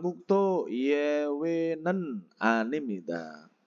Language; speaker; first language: Korean; non-native, fluent; Indonesian